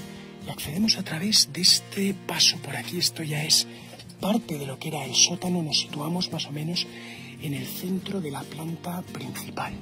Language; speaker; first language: Spanish; native; Spanish